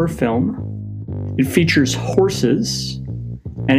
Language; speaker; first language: English; native; English